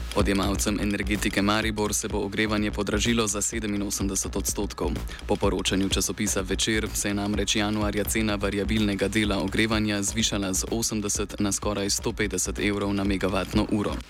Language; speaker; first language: Slovenian; native; Slovenian